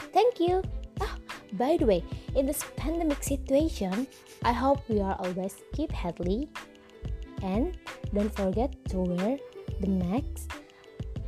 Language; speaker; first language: English; non-native, learner; Indonesian